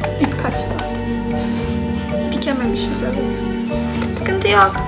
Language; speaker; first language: Turkish; native; Turkish